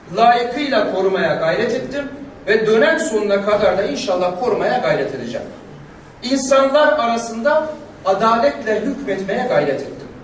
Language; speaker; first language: Turkish; non-native, local second language; Kurdish